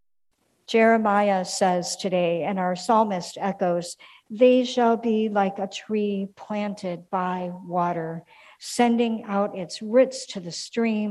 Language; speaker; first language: English; native; English